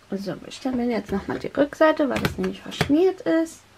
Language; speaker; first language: German; native; German